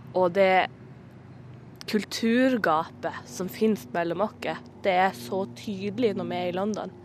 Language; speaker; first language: Norwegian; native; Norwegian